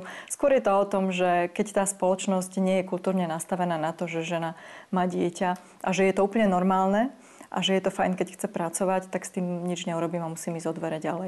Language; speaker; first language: Slovak; native; Slovak